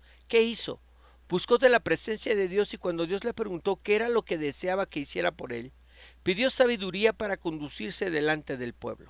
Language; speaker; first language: Spanish; native; Spanish